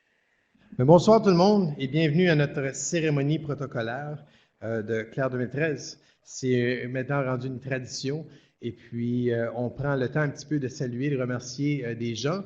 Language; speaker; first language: French; native; French